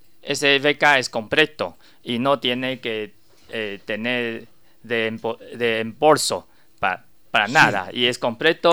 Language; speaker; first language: Spanish; non-native, learner; Chinese